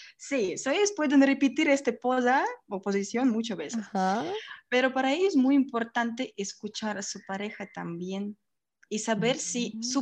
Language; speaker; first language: Spanish; non-native, learner; Russian